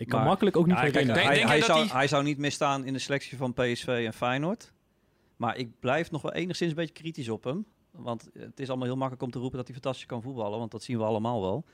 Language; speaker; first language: Dutch; native; Dutch